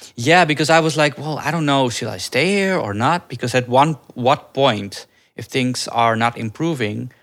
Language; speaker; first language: English; early bilingual, other home language; Dutch